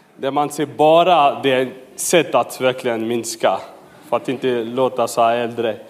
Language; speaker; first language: Swedish; non-native, fluent; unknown